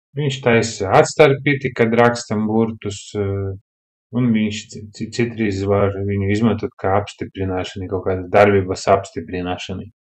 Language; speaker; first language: Latvian; non-native, local second language; Russian